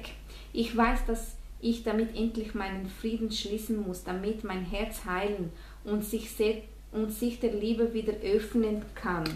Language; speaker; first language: German; non-native, fluent; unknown